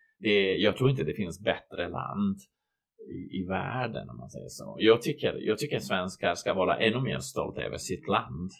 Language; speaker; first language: Swedish; non-native, fluent; Croatian